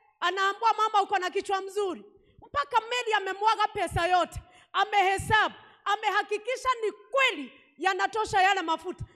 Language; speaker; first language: Swahili; non-native, local second language; Kikuyu